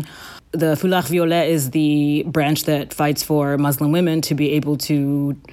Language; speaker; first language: English; non-native, local second language; Akan